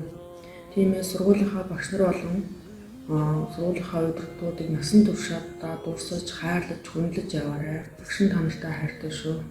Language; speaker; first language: Mongolian; native; Mongolian